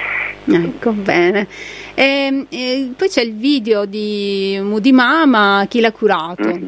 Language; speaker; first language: Italian; native; Italian